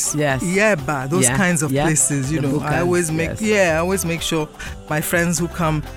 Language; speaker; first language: English; non-native, local second language; Yoruba